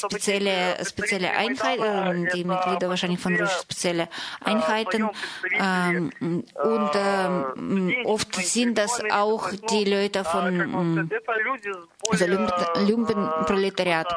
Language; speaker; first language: German; non-native, fluent; Russian